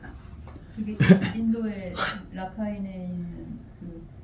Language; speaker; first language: Korean; native; Korean